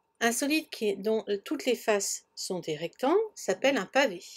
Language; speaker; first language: French; native; French